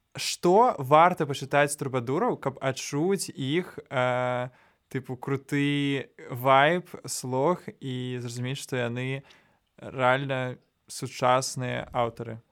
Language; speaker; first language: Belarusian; non-native, local second language; Russian